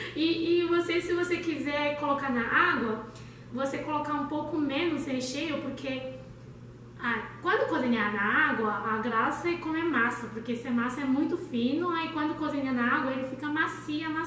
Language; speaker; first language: Portuguese; non-native, learner; Chinese